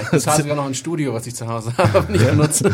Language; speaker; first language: German; native; German